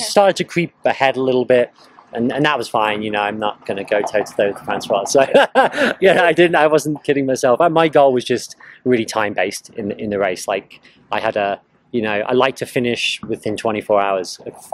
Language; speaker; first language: English; native; English